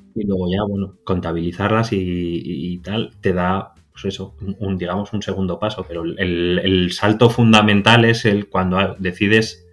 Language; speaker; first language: Spanish; native; Spanish